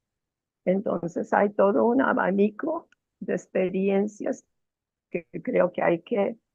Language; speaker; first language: Spanish; non-native, fluent; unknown